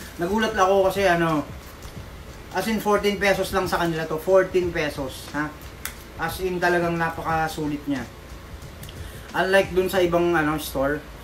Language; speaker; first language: Filipino; native; Filipino